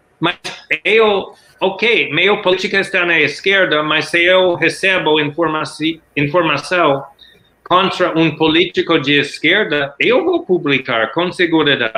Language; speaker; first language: Portuguese; non-native, learner; English